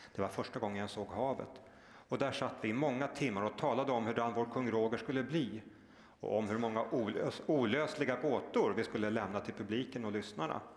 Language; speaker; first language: Swedish; native; Swedish